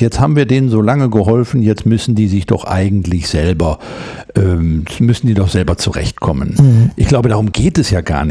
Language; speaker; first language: German; native; German